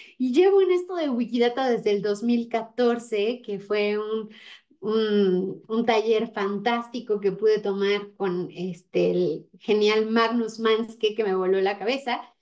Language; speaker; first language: Spanish; native; Spanish